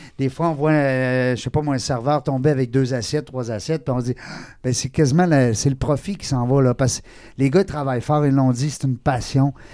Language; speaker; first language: French; native; French